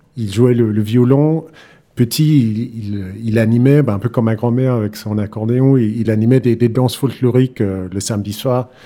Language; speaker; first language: French; non-native, fluent; Danish